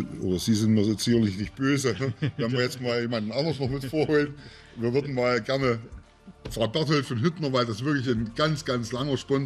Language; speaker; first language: German; native; German